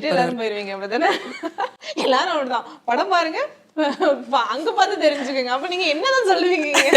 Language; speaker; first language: Tamil; native; Tamil